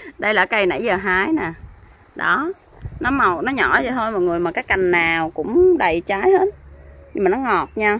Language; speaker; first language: Vietnamese; early bilingual, heritage; Vietnamese